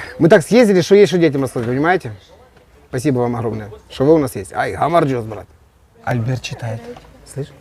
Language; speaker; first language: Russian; native; Russian